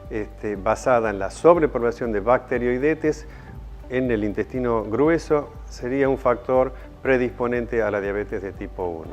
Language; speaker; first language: Spanish; native; Spanish